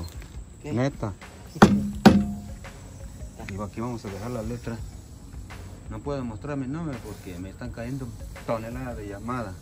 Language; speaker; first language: Spanish; native; Spanish